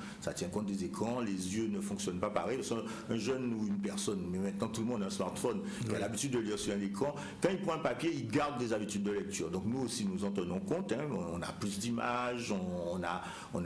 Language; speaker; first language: French; native; French